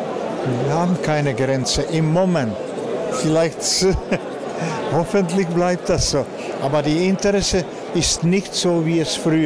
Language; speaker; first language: German; non-native, fluent; Czech